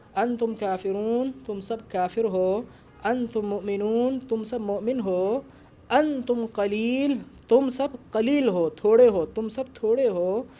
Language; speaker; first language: Urdu; native; Urdu